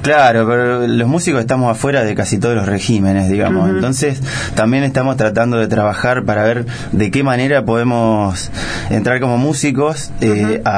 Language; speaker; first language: Spanish; native; Spanish